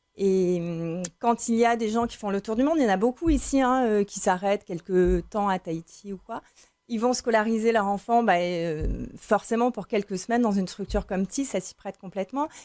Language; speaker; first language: French; native; French